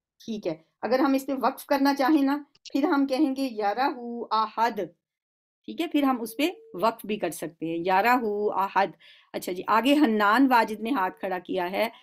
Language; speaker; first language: Urdu; native; Urdu